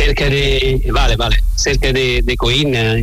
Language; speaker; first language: Spanish; non-native, learner; Italian